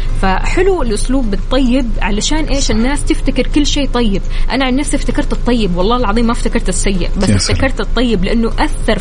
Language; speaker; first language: Arabic; native; Arabic